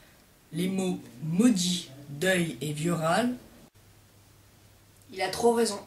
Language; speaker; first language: French; native; French